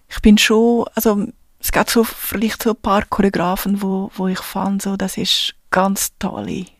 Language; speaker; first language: German; non-native, fluent; Portuguese